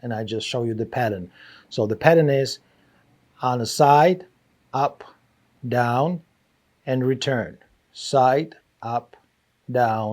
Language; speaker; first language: English; non-native, fluent; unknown